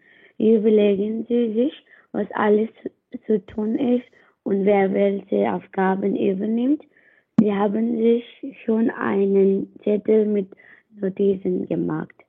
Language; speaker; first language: German; non-native, learner; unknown